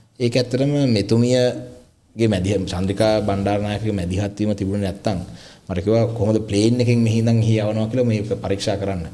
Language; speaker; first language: Sinhala; non-native, local second language; Tamil